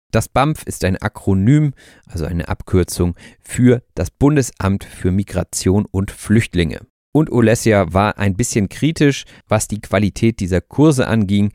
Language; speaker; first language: German; native; German